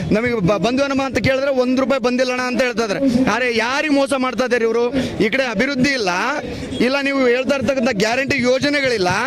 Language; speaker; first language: Kannada; non-native, local second language; Lambadi